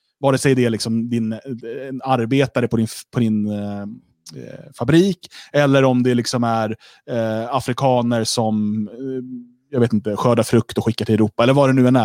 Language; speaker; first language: Swedish; native; Swedish